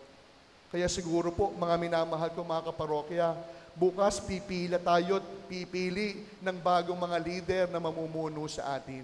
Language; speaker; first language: Filipino; native; Filipino